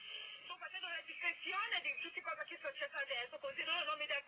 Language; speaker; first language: Italian; non-native, learner; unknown